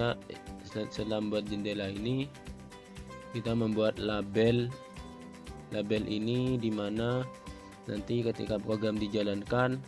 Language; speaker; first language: Indonesian; native; Indonesian